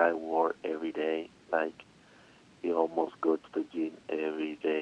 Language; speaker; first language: English; non-native, learner; Spanish